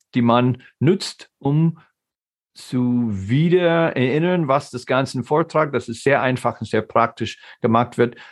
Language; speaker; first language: German; non-native, fluent; English